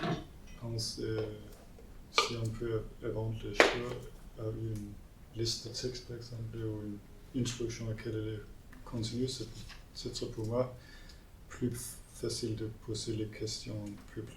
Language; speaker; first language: French; non-native, learner; Danish